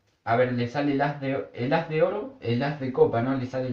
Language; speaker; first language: Spanish; native; Spanish